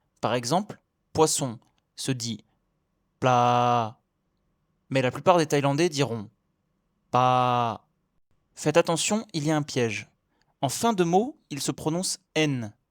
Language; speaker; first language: French; native; French